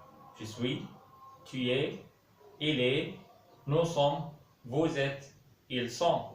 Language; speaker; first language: French; non-native, local second language; Arabic